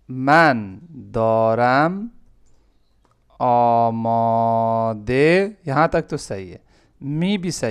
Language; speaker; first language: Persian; non-native, fluent; Urdu